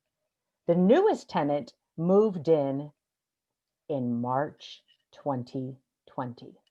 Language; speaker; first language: English; native; English